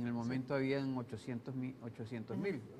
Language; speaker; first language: Spanish; native; Spanish